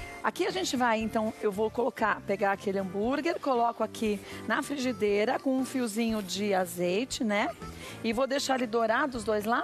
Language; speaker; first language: Portuguese; native; Portuguese